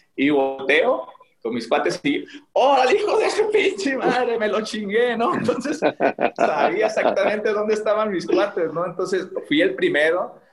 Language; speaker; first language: Spanish; native; Spanish